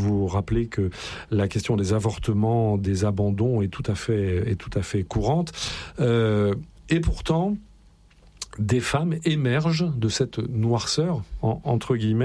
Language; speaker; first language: French; native; French